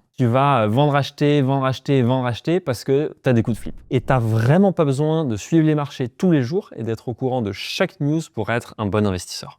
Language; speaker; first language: French; native; French